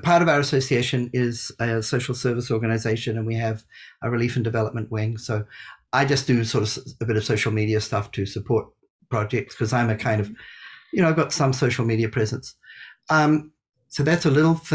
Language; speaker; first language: English; native; English